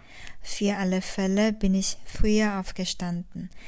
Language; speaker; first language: German; non-native, fluent; Korean